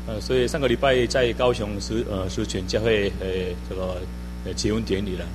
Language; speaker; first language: Chinese; non-native, fluent; Korean